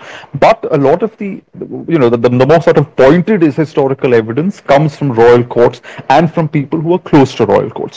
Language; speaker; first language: English; non-native, local second language; Malayalam